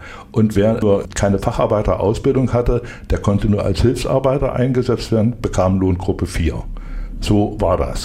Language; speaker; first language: German; native; German